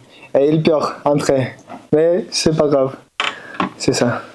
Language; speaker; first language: French; non-native, learner; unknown